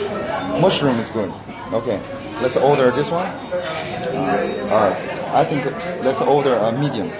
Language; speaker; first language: English; non-native, learner; Korean